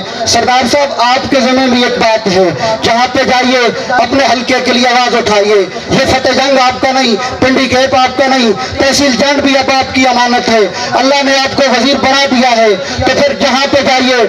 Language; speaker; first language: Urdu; non-native, local second language; Punjabi